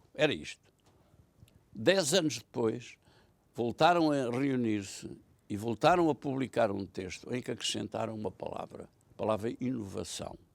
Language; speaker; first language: Portuguese; native; Portuguese